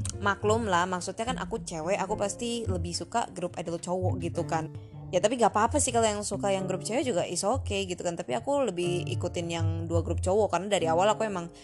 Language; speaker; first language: Indonesian; native; Indonesian